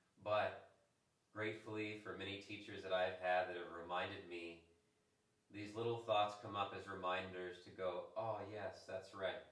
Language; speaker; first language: English; native; English